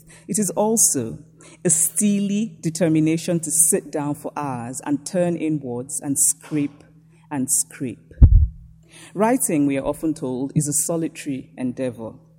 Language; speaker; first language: English; native; English